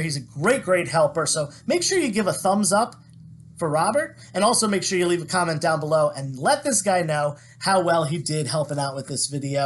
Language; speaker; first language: English; native; English